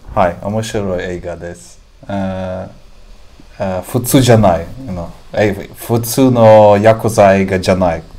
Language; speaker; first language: Japanese; non-native, learner; Russian